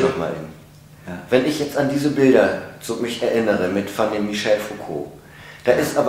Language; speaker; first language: German; native; German